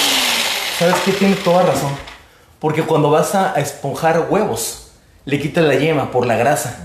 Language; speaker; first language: Spanish; native; Spanish